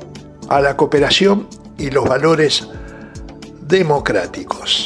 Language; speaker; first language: Spanish; native; Spanish